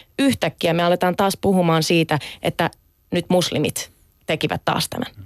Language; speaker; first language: Finnish; early bilingual, other home language; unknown